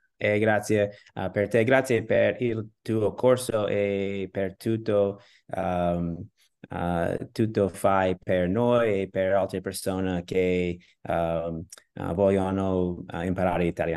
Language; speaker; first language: Italian; non-native, learner; English